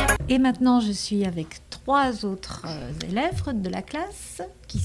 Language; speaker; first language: French; native; French